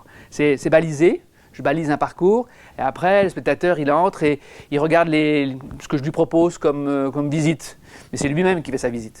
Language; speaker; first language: French; native; French